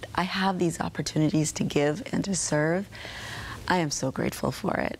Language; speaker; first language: English; native; English